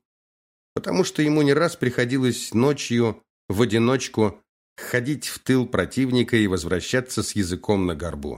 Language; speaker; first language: Russian; native; Russian